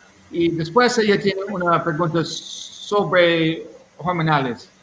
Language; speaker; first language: Spanish; non-native, learner; English